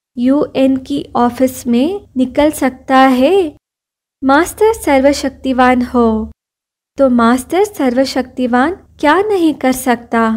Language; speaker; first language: Hindi; non-native, local second language; Kannada